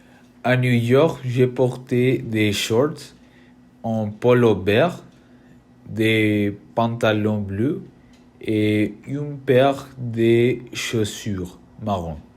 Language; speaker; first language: French; non-native, learner; Spanish